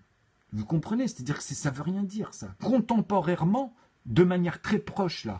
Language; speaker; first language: French; native; French